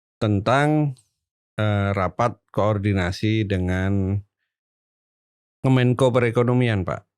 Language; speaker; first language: Indonesian; non-native, local second language; Javanese